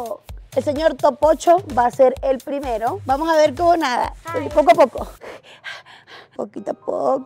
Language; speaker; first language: Spanish; native; Spanish